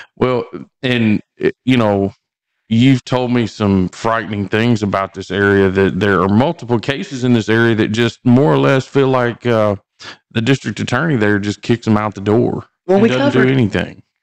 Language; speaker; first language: English; native; English